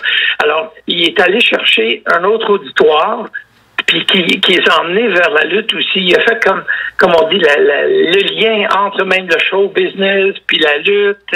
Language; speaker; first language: French; native; French